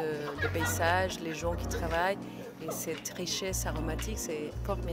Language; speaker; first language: French; non-native, fluent; Spanish